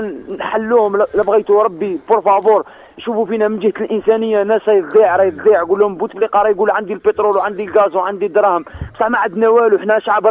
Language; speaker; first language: Arabic; native; Arabic